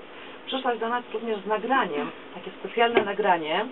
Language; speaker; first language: Polish; native; Polish